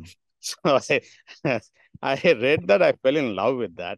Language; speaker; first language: English; non-native, local second language; Tamil